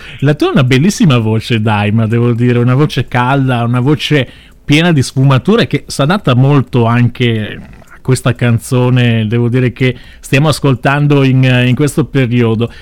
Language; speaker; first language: Italian; native; Italian